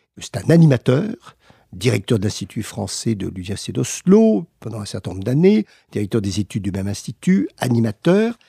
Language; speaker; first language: French; native; French